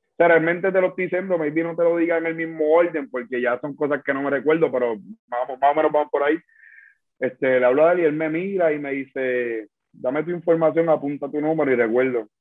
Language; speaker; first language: Spanish; native; Spanish